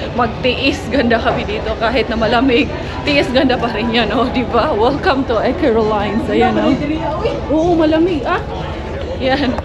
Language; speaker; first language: Filipino; non-native, local second language; Cebuano